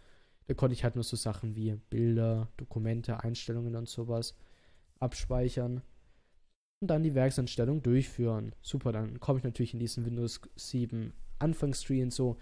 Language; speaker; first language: German; native; German